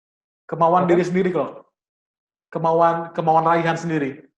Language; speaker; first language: Indonesian; native; Indonesian